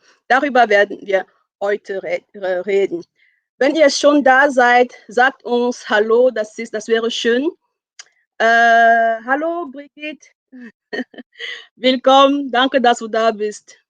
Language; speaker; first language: German; non-native, fluent; French